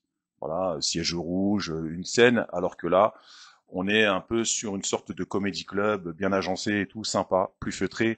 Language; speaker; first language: French; native; French